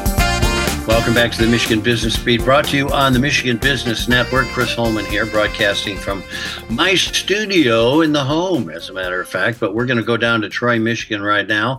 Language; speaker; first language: English; native; English